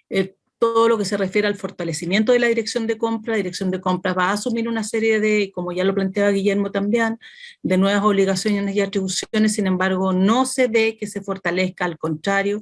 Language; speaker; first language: Spanish; native; Spanish